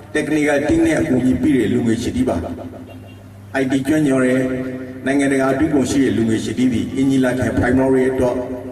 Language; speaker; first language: Burmese; native; Burmese